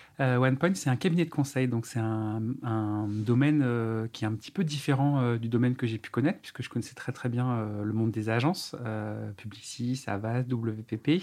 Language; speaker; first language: French; native; French